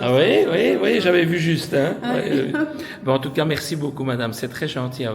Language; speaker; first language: French; native; French